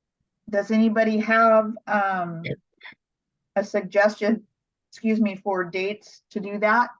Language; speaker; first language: English; native; English